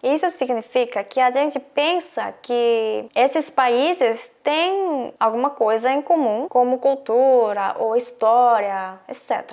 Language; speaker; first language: Portuguese; non-native, fluent; Korean